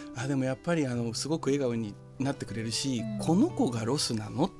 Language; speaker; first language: Japanese; early bilingual, other home language; Portuguese